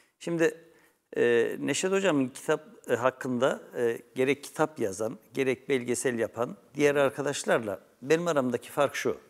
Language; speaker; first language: Turkish; native; Turkish